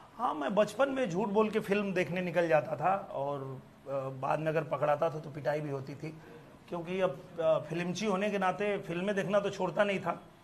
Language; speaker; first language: Hindi; native; Hindi